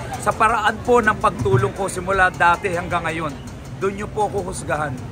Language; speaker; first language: Filipino; native; Filipino